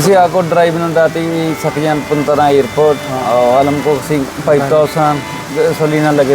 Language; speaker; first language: Filipino; non-native, learner; Punjabi